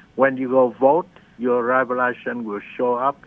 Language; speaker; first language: English; non-native, learner; Vietnamese